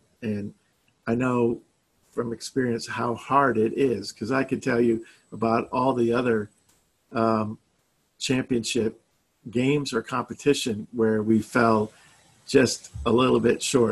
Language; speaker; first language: English; native; English